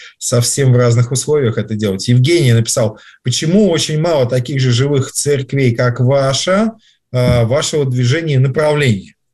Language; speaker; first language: Russian; native; Russian